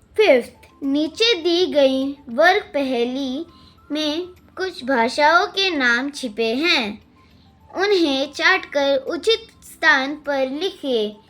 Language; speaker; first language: Hindi; non-native, local second language; Telugu